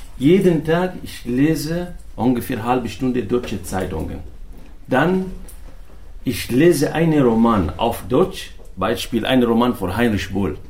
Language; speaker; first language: German; non-native, learner; Arabic